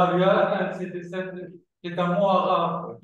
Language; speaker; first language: French; non-native, fluent; Arabic